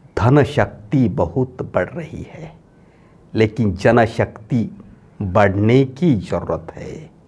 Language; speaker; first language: Hindi; non-native, local second language; Marathi